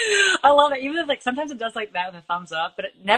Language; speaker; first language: English; native; English